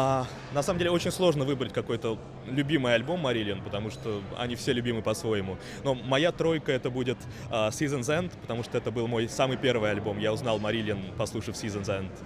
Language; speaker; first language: Russian; native; Russian